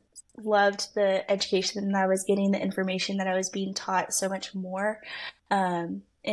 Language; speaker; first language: English; native; English